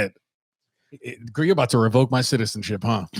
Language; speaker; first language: English; native; English